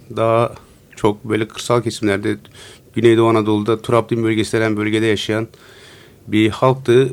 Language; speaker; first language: Turkish; non-native, local second language; Turoyo